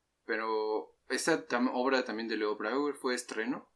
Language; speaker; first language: Spanish; native; Spanish